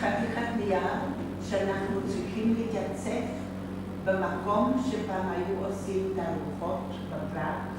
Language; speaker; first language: Hebrew; non-native, fluent; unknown